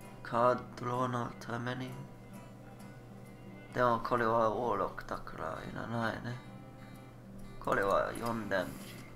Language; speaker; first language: Japanese; non-native, learner; English